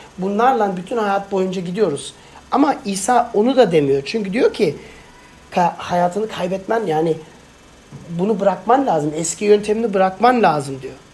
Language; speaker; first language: Turkish; non-native, fluent; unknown